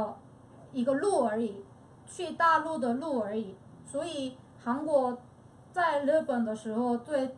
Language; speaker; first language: Chinese; non-native, fluent; Korean